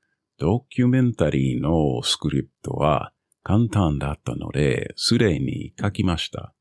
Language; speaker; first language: Japanese; non-native, learner; English